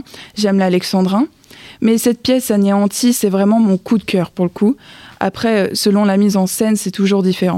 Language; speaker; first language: French; native; French